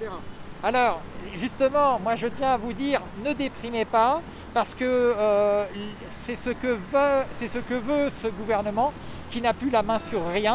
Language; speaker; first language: French; native; French